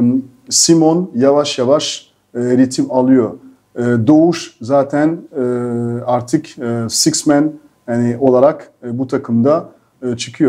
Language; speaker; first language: Turkish; non-native, fluent; French